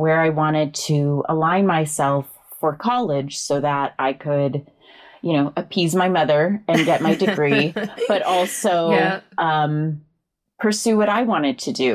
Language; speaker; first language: English; native; English